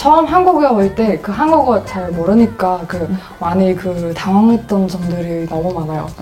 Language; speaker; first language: Korean; non-native, fluent; Mongolian